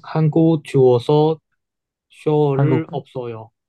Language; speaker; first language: Korean; non-native, learner; Chinese